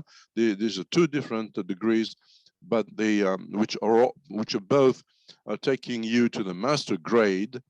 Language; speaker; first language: English; non-native, fluent; French